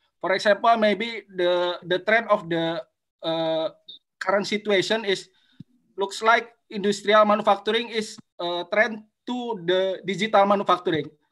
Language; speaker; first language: English; non-native, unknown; Indonesian